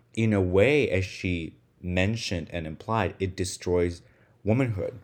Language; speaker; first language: English; non-native, fluent; Russian